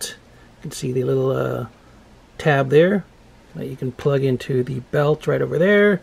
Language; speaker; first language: English; native; English